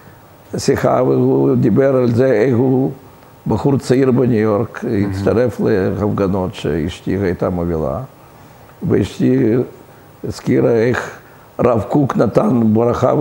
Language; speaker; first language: Hebrew; non-native, fluent; Russian